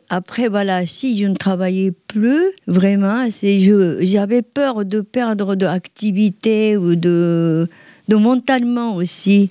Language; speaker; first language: French; non-native, learner; Japanese